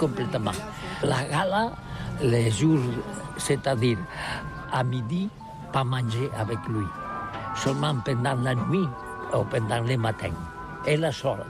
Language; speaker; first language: French; non-native, learner; Catalan